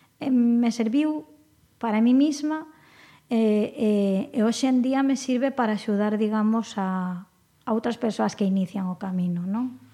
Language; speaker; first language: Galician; non-native, local second language; Spanish